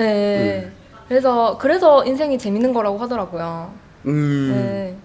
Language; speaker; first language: Korean; native; Korean